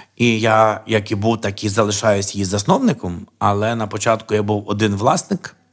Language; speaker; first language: Ukrainian; native; Ukrainian